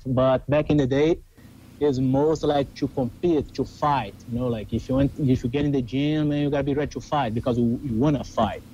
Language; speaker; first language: English; non-native, learner; Portuguese